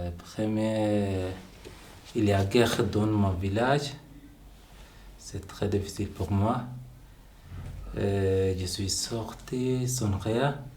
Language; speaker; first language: French; non-native, learner; Arabic